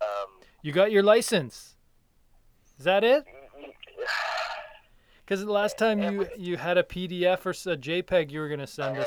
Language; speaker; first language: English; native; English